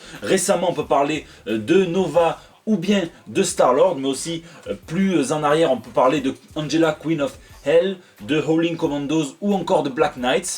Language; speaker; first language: French; native; French